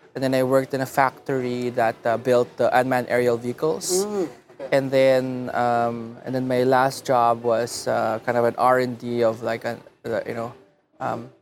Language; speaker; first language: English; non-native, local second language; Filipino